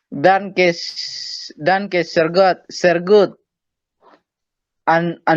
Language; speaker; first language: German; non-native, learner; Indonesian